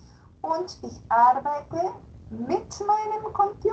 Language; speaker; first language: German; non-native, fluent; Spanish